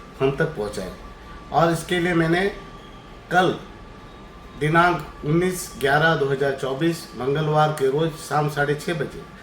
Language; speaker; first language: Hindi; non-native, local second language; Gujarati